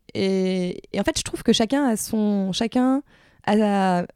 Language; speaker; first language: French; native; French